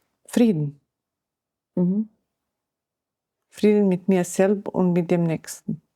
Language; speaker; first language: German; non-native, learner; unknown